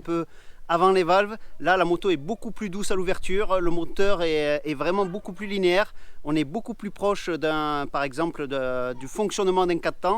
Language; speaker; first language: French; native; French